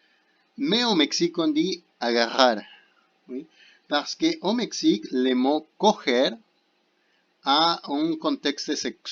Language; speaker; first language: French; non-native, fluent; Spanish